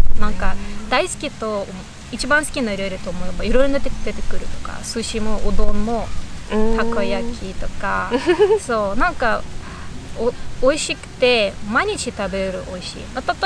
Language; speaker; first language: Japanese; non-native, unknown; Bashkir